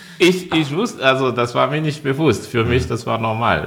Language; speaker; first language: German; non-native, fluent; French